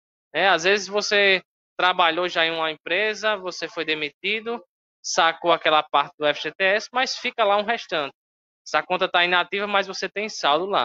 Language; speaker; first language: Portuguese; native; Portuguese